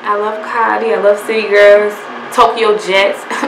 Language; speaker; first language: English; native; English